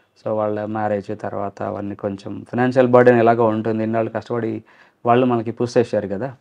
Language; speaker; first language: Telugu; non-native, local second language; Lambadi